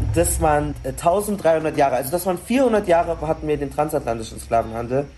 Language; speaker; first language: German; early bilingual, other home language; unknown